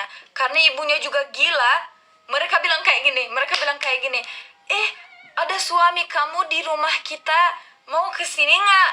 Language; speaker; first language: Indonesian; non-native, learner; Turkish